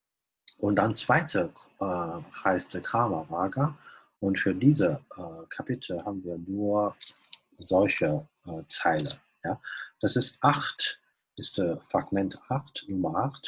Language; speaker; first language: German; non-native, fluent; Chinese